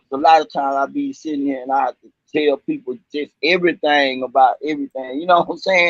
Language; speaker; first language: English; native; English